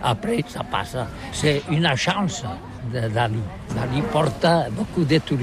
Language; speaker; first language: French; non-native, learner; Catalan